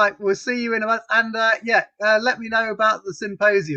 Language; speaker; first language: English; native; English